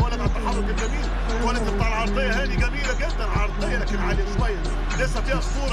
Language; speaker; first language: Arabic; native; Arabic